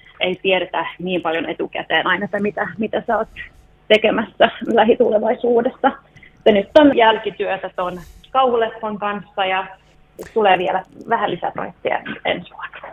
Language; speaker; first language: Finnish; non-native, local second language; Swedish